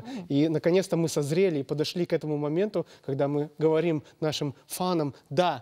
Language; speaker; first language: Russian; native; Russian